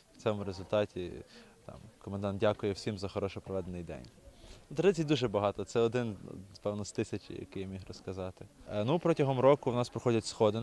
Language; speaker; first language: Ukrainian; native; Ukrainian